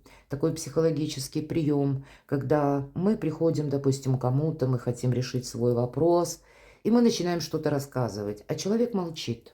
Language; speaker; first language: Russian; native; Russian